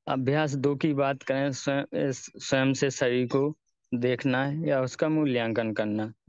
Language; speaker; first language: Hindi; native; Hindi